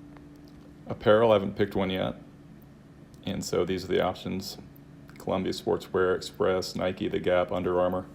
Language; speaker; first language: English; native; English